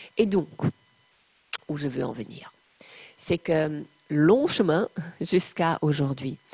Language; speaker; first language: French; non-native, fluent; German